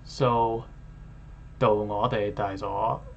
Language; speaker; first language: Cantonese; non-native, learner; English